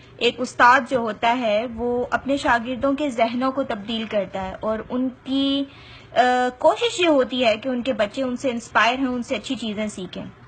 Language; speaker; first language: Urdu; non-native, local second language; Punjabi